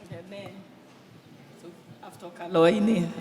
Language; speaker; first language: Greek; non-native, learner; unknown